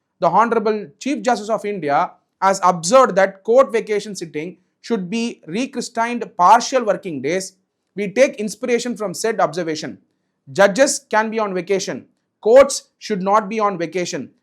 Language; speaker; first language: English; non-native, local second language; Tamil